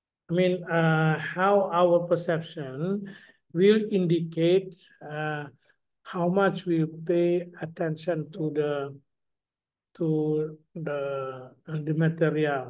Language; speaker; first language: English; non-native, fluent; Indonesian